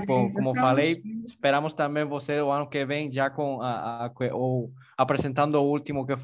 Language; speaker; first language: Portuguese; non-native, learner; Spanish